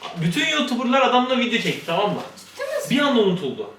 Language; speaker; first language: Turkish; native; Turkish